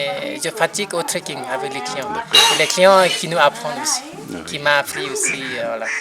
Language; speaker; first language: French; non-native, learner; Nepali